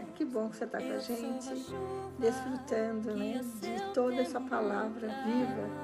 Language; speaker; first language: Portuguese; native; Portuguese